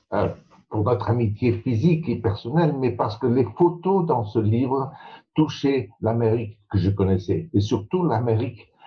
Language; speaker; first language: French; non-native, fluent; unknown